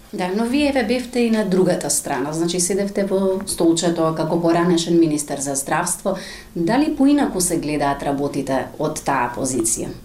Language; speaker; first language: Macedonian; native; Macedonian